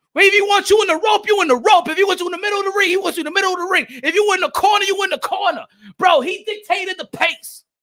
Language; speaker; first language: English; native; English